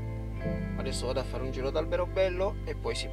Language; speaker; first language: Italian; native; Italian